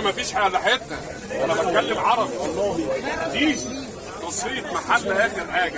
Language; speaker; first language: Arabic; native; Arabic